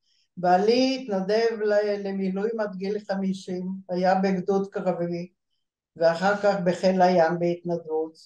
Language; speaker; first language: Hebrew; early bilingual, other home language; Bulgarian